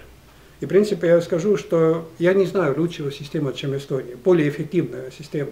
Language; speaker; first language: Russian; non-native, local second language; Estonian